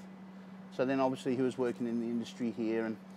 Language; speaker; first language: English; native; English